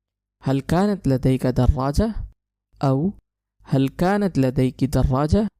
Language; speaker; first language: Arabic; non-native, fluent; Urdu